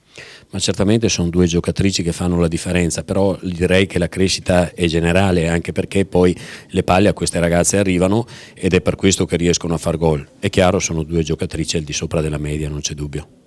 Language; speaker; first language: Italian; native; Italian